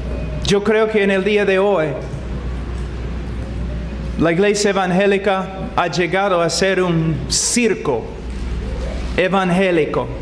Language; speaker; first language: Spanish; non-native, fluent; English